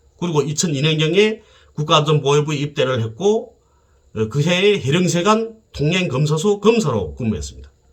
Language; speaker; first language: Korean; native; Korean